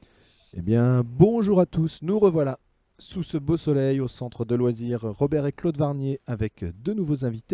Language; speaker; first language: French; native; French